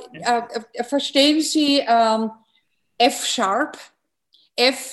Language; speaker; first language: German; non-native, fluent; English